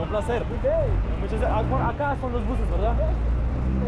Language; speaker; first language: Spanish; non-native, fluent; Russian